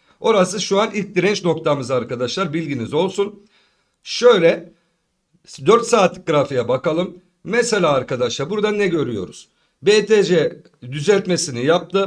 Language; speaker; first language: Turkish; native; Turkish